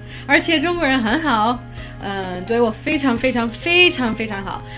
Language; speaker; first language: Chinese; non-native, fluent; English